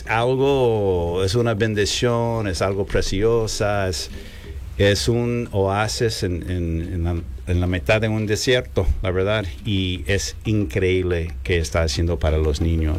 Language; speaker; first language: Spanish; non-native, fluent; English